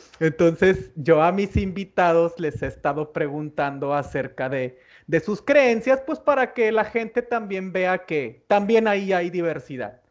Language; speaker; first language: Spanish; native; Spanish